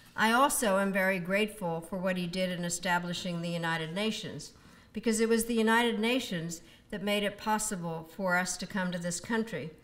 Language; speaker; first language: English; early bilingual, other home language; Czech